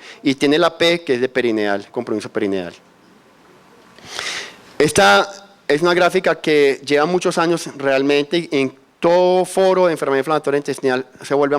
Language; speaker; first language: Spanish; native; Spanish